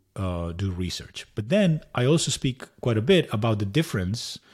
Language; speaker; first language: English; non-native, fluent; Spanish